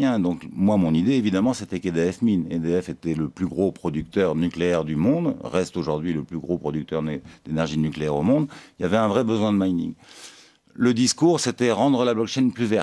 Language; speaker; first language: French; native; French